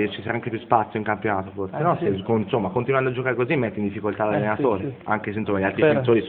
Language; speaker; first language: Italian; native; Italian